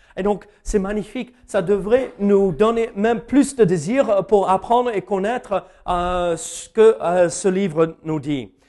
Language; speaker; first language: French; non-native, fluent; English